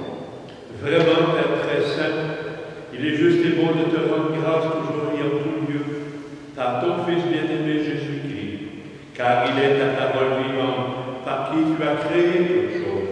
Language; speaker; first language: French; native; French